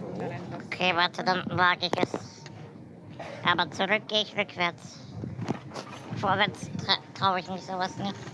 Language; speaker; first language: German; native; German